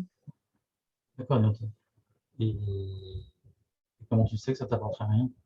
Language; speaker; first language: French; native; French